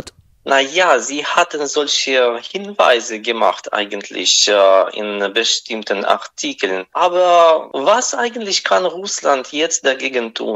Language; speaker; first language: German; non-native, fluent; Russian